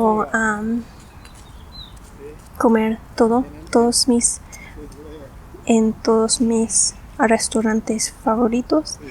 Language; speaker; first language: Spanish; non-native, fluent; English